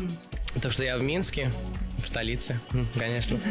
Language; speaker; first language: Russian; early bilingual, other home language; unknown